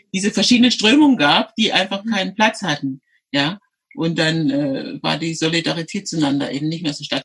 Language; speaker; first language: German; native; German